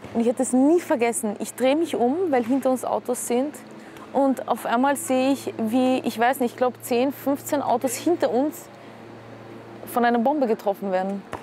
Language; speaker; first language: German; early bilingual, other home language; Kurdish